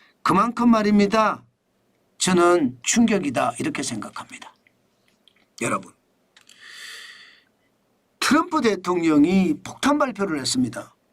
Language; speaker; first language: Korean; native; Korean